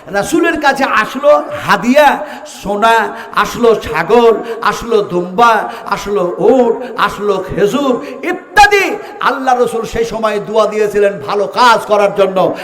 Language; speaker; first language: Bangla; non-native, local second language; Urdu